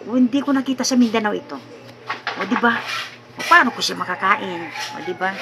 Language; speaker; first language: Filipino; non-native, local second language; Iloko